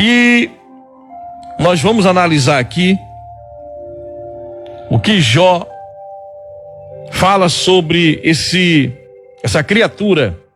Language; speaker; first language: Portuguese; native; Portuguese